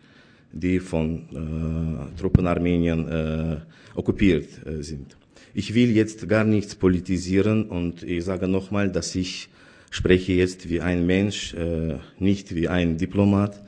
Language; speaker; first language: German; non-native, fluent; Azerbaijani